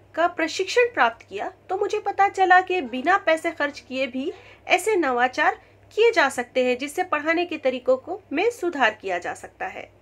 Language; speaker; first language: Hindi; native; Hindi